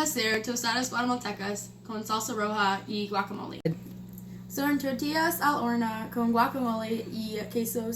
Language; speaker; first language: Spanish; non-native, learner; English